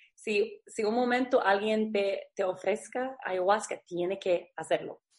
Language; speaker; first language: Spanish; non-native, learner; Swedish